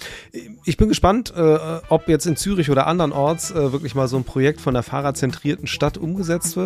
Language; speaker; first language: German; native; German